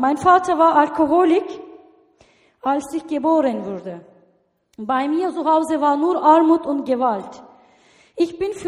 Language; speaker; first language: German; non-native, learner; Turkish